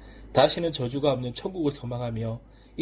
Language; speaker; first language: Korean; native; Korean